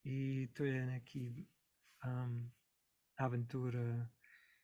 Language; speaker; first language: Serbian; non-native, learner; English